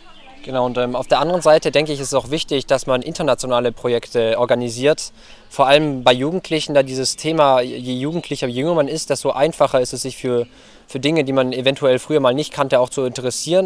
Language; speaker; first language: German; native; German